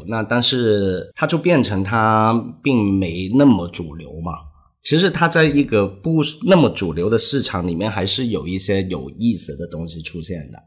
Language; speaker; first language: Chinese; non-native, local second language; Cantonese